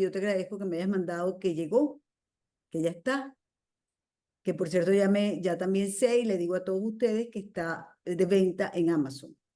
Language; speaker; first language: Spanish; native; Spanish